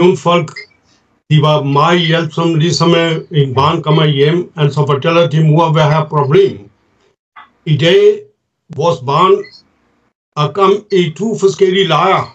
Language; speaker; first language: Danish; non-native, fluent; Urdu